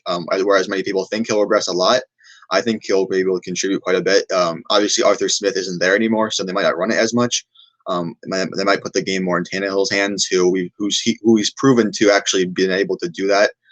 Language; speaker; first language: English; native; English